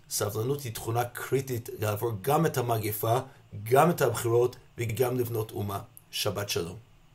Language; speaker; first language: Hebrew; non-native, fluent; English